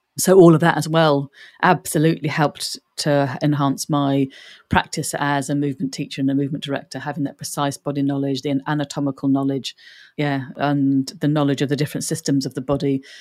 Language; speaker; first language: English; native; English